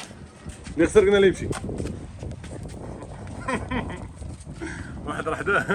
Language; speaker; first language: Arabic; native; Arabic